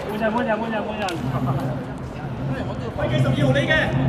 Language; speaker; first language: Chinese; native; Chinese